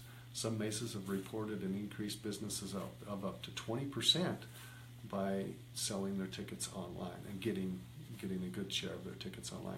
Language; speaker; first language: English; native; English